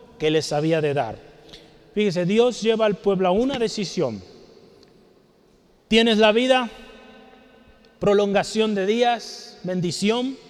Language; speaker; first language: Spanish; native; Spanish